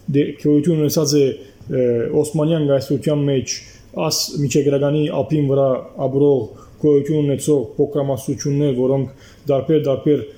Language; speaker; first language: Armenian; early bilingual, heritage; Armenian